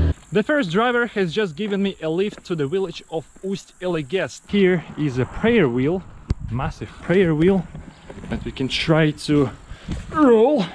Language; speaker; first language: English; non-native, fluent; Russian